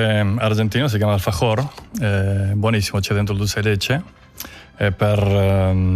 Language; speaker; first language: Italian; non-native, fluent; Spanish